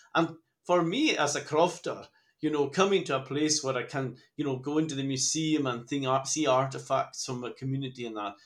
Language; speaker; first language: English; native; English